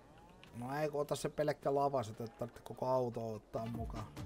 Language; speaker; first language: Finnish; native; Finnish